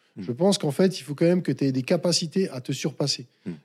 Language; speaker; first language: French; native; French